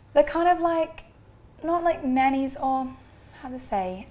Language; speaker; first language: English; native; English